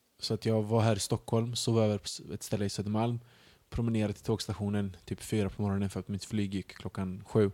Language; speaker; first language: Swedish; early bilingual, other home language; Bosnian